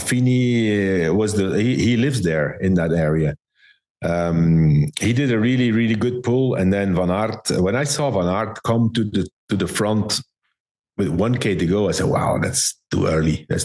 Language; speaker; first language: English; non-native, fluent; Dutch